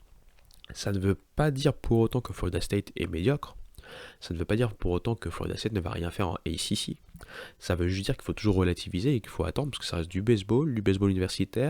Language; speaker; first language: French; native; French